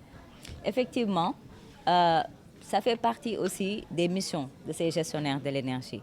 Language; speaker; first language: French; non-native, local second language; Wolof